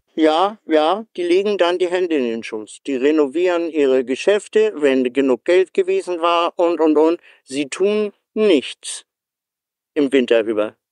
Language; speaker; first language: German; native; German